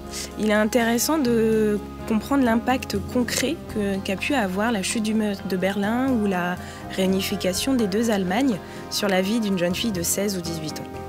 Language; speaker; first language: French; native; French